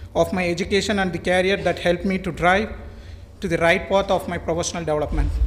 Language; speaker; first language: English; non-native, local second language; Tamil